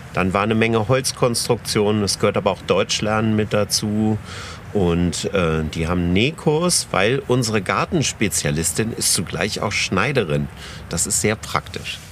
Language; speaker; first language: German; native; German